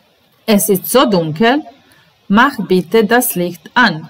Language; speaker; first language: German; non-native, fluent; Serbian